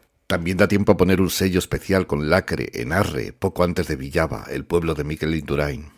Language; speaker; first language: Spanish; native; Spanish